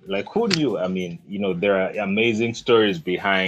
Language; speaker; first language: English; non-native, local second language; Ganda